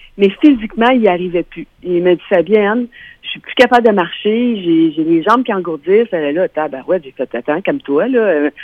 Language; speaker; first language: French; native; French